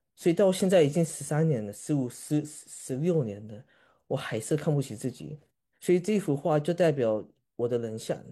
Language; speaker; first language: Chinese; early bilingual, heritage; Chinese